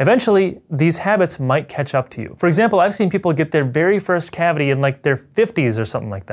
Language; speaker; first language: English; native; English